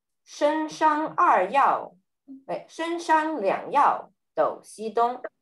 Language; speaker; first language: Chinese; early bilingual, heritage; Chinese